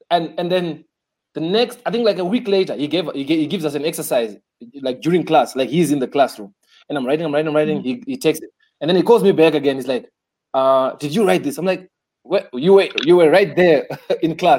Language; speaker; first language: English; non-native, local second language; Shona